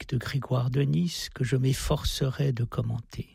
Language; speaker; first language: French; native; French